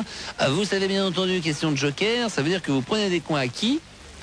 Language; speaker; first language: French; native; French